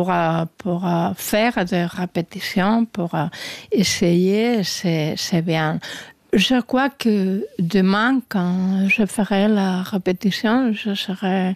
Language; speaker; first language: French; non-native, learner; Spanish